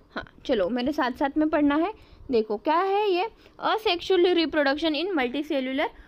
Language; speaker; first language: Hindi; non-native, local second language; Marathi